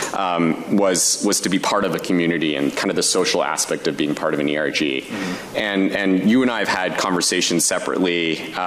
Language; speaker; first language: English; native; English